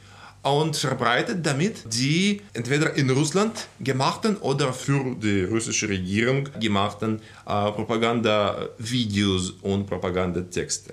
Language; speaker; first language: German; non-native, fluent; Russian